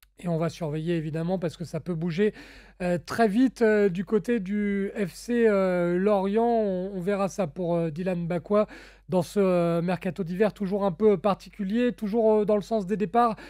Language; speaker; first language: French; native; French